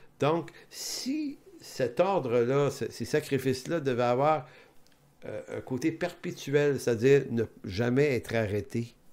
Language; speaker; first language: French; native; French